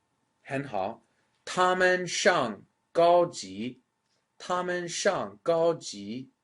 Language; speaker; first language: Chinese; non-native, fluent; English